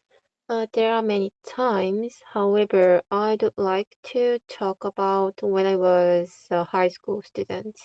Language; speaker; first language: English; non-native, fluent; Korean